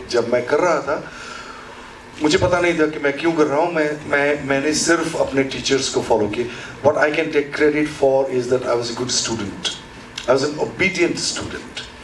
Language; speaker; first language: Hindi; non-native, local second language; Assamese